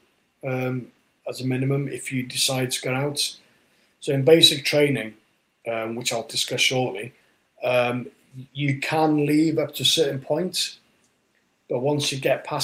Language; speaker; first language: English; native; English